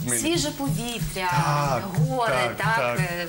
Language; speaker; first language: Ukrainian; native; Ukrainian